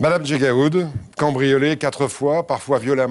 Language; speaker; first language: French; native; French